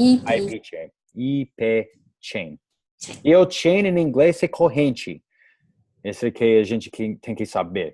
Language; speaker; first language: Portuguese; non-native, learner; English